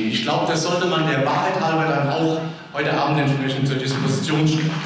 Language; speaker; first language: German; native; German